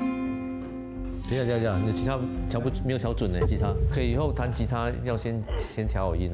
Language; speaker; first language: Chinese; native; Chinese